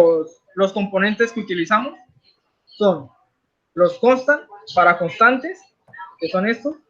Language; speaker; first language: Spanish; native; Spanish